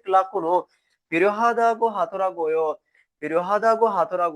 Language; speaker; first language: Korean; non-native, fluent; Sinhala